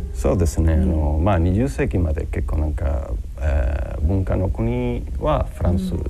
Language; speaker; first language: Japanese; non-native, fluent; Spanish